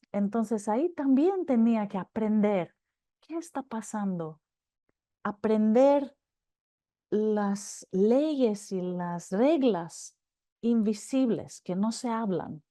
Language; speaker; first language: Spanish; non-native, fluent; Greek